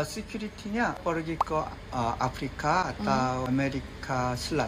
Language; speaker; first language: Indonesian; non-native, learner; Korean